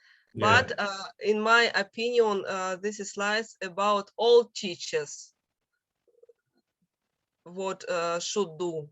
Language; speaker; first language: English; non-native, learner; Russian